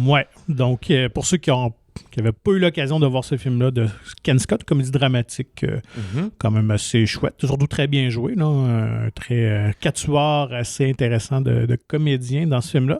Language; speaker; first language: French; native; French